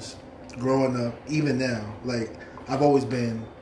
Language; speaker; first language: English; native; English